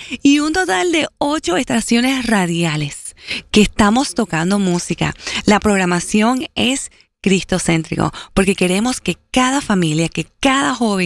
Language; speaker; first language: Spanish; early bilingual, heritage; Spanish